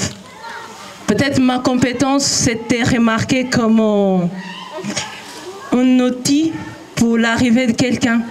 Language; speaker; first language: French; non-native, learner; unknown